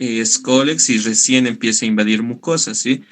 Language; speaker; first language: Spanish; native; Spanish